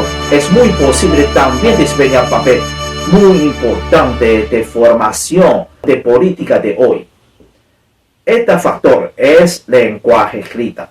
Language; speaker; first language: Spanish; non-native, learner; Chinese